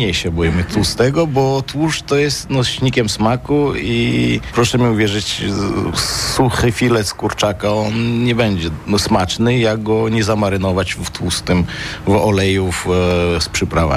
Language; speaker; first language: Polish; non-native, fluent; Armenian